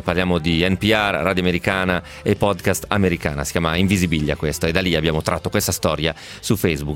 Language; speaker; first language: Italian; native; Italian